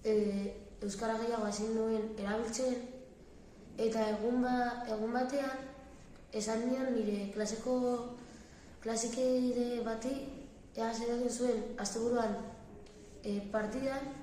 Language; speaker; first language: Basque; early bilingual, other home language; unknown